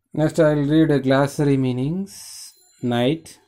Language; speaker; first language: English; non-native, local second language; Tamil